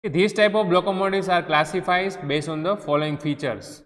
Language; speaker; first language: English; non-native, local second language; Gujarati